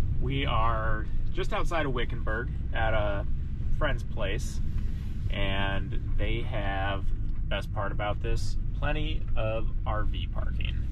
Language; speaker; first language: English; native; English